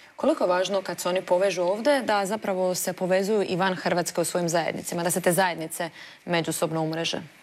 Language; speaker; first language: Croatian; native; Croatian